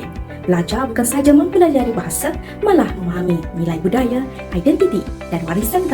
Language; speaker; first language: Malay; native; Malay